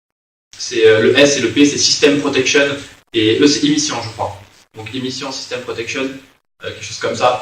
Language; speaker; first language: French; native; French